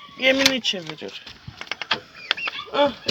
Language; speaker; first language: Turkish; non-native, learner; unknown